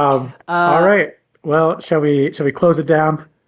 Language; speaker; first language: English; native; English